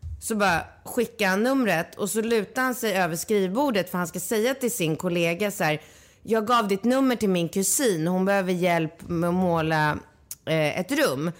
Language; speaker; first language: Swedish; native; Swedish